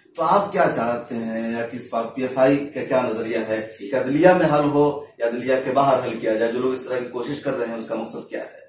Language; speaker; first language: Hindi; native; Hindi